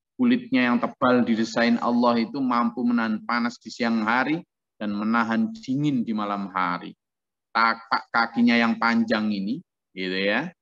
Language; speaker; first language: Indonesian; non-native, local second language; Javanese